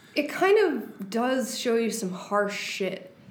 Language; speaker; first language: English; native; English